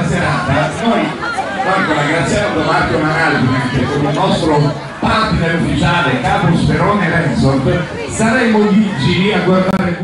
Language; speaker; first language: Italian; native; Italian